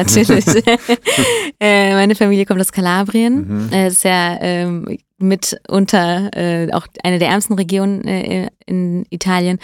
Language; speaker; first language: German; early bilingual, other home language; Italian